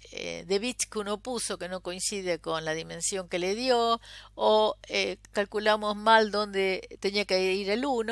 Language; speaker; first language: Spanish; native; Spanish